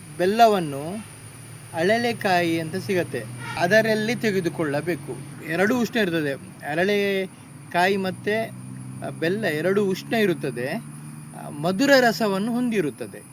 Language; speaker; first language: Kannada; non-native, local second language; Tulu